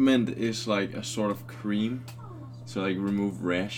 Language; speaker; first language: English; non-native, fluent; Danish